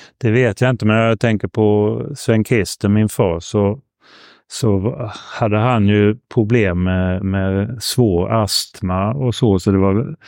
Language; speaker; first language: Swedish; early bilingual, heritage; Swedish